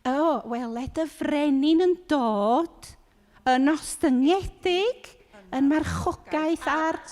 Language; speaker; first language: Welsh; native; Welsh